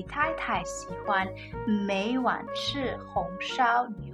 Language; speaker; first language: Chinese; non-native, learner; English